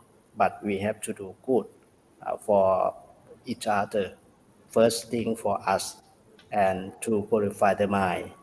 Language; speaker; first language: English; non-native, learner; Thai